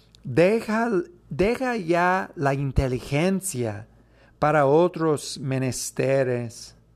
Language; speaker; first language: Spanish; non-native, fluent; English